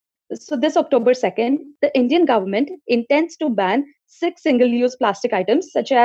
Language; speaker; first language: English; non-native, local second language; Telugu